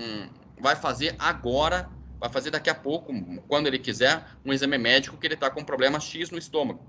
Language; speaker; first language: Portuguese; native; Portuguese